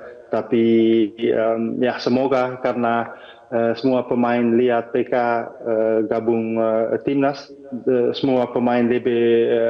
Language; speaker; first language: Indonesian; early bilingual, heritage; Dutch